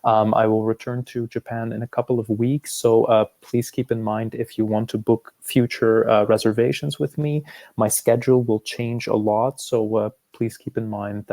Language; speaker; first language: English; non-native, fluent; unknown